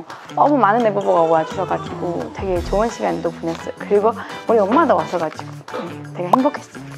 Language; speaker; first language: Korean; non-native, learner; Chinese